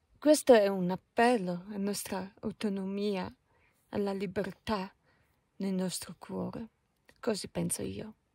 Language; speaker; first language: Italian; non-native, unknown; Polish